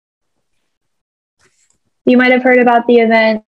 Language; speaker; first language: English; early bilingual, other home language; Bosnian